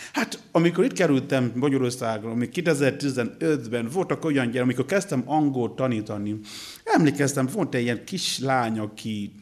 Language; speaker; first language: Hungarian; non-native, fluent; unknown